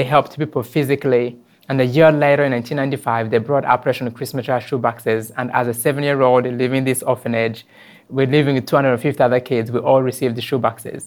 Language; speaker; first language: English; non-native, local second language; Kinyarwanda